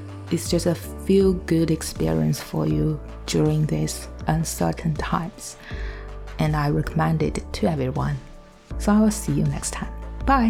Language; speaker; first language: English; non-native, fluent; Chinese